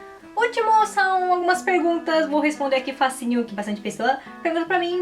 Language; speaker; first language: Portuguese; early bilingual, heritage; Portuguese